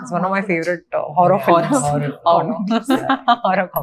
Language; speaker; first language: Telugu; non-native, local second language; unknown